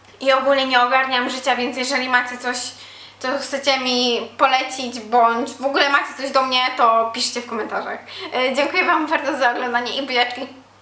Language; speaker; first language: Polish; native; Polish